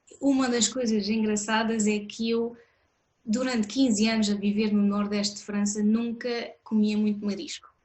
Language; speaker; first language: Portuguese; non-native, fluent; French